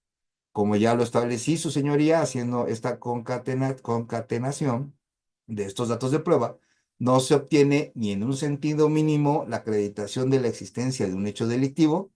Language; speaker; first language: Spanish; native; Spanish